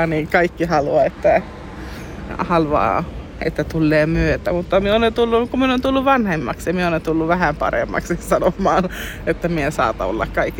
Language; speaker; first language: Finnish; early bilingual, heritage; Finnish